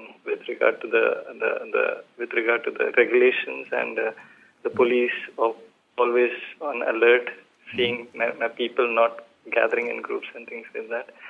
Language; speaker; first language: English; non-native, local second language; Malayalam